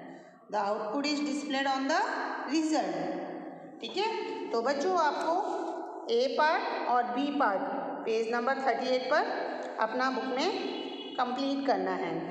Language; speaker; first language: Hindi; native; Hindi